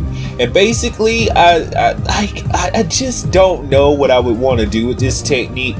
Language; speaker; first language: English; native; English